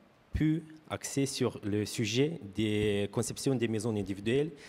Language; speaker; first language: French; non-native, fluent; Romanian